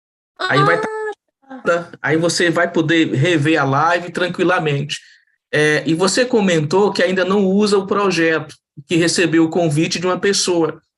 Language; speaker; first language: Portuguese; native; Portuguese